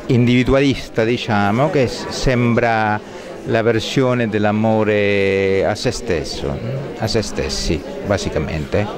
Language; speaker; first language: Italian; non-native, fluent; Spanish